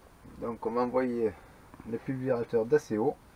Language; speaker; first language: French; native; French